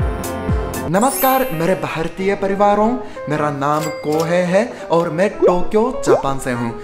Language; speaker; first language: Hindi; non-native, fluent; Japanese